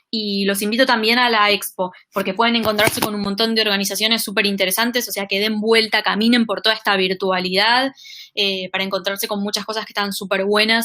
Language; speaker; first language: Spanish; native; Spanish